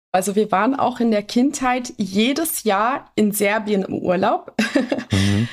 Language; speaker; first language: German; native; German